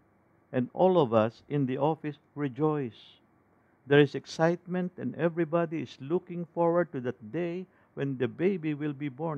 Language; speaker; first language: English; non-native, local second language; Filipino